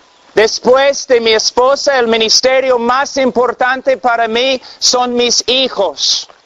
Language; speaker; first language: Spanish; non-native, fluent; English